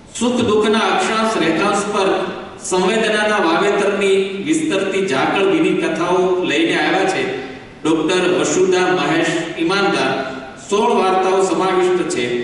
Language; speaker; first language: Gujarati; native; Gujarati